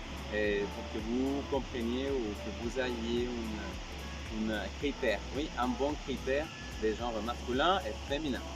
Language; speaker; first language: French; non-native, fluent; Spanish